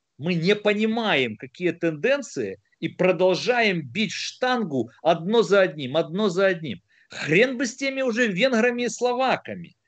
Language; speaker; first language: Russian; native; Russian